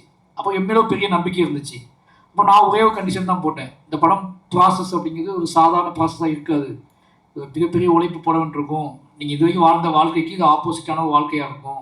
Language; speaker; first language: Tamil; native; Tamil